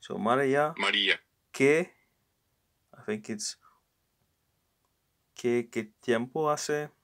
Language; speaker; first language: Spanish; non-native, learner; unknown